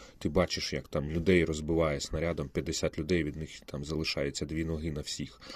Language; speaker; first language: Ukrainian; non-native, local second language; Russian